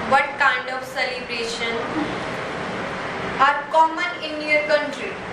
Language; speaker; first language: English; non-native, local second language; Punjabi